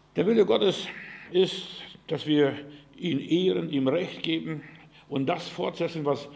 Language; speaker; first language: German; non-native, fluent; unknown